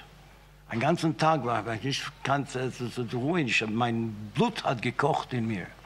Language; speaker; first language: German; non-native, fluent; Yiddish